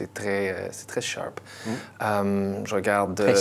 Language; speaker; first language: French; non-native, local second language; English